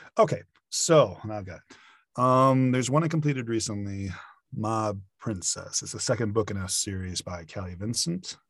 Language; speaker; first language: English; native; English